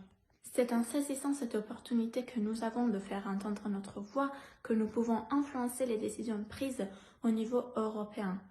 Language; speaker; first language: French; native; French